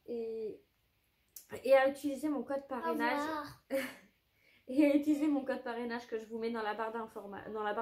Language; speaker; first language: French; native; French